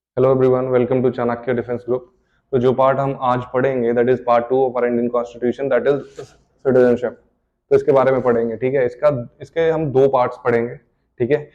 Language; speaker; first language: Hindi; native; Hindi